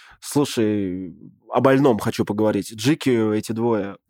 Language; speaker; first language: Russian; native; Russian